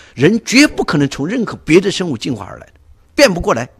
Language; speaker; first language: Chinese; native; Chinese